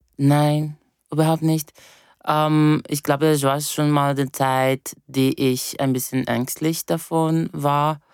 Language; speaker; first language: German; non-native, fluent; Portuguese